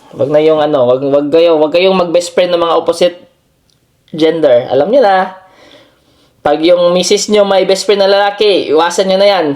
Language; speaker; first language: Filipino; non-native, local second language; Cebuano